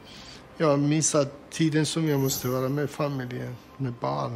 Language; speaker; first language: Swedish; non-native, learner; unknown